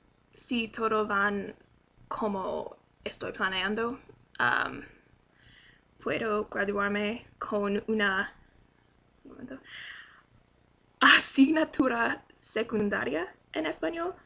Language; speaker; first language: Spanish; non-native, learner; English